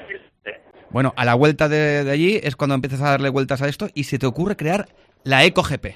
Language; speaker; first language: Spanish; native; Spanish